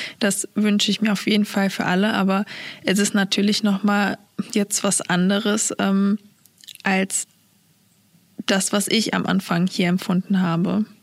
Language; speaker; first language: German; early bilingual, other home language; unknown